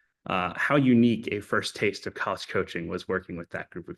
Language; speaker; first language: English; native; English